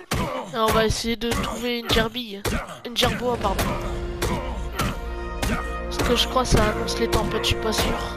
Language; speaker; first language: French; native; French